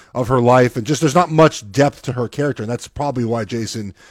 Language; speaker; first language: English; native; English